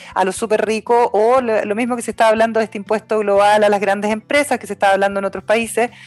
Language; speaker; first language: Spanish; native; Spanish